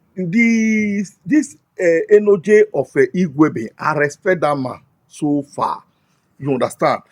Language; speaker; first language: Nigerian Pidgin; non-native, local second language; Bini